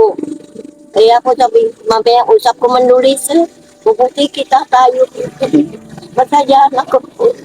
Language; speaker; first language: Filipino; non-native, learner; Vietnamese